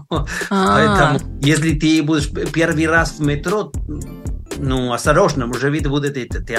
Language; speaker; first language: Russian; non-native, learner; Spanish